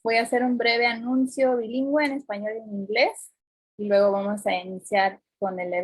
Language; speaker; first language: Spanish; early bilingual, heritage; Spanish